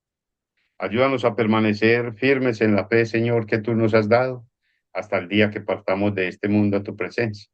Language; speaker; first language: Spanish; native; Spanish